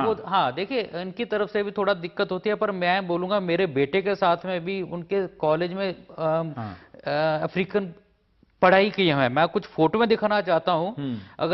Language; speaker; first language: Hindi; native; Hindi